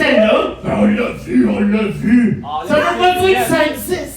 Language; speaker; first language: French; native; French